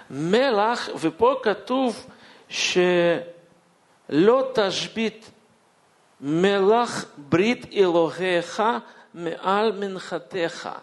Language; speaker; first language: Hebrew; non-native, fluent; Russian